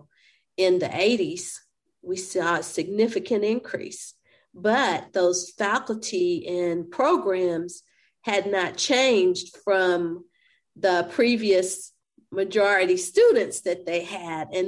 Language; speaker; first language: English; native; English